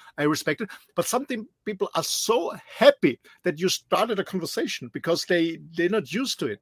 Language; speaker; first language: English; non-native, fluent; German